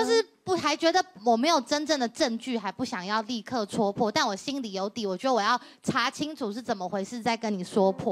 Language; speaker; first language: Chinese; native; Chinese